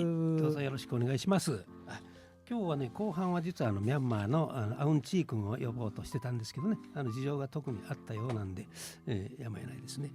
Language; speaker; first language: Japanese; native; Japanese